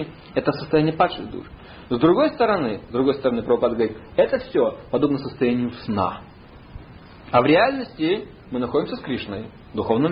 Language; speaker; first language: Russian; native; Russian